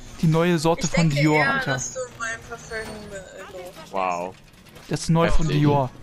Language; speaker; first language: German; native; German